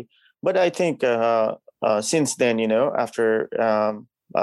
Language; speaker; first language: English; non-native, local second language; Nepali